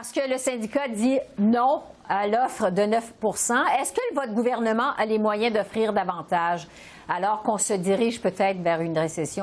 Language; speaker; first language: French; native; French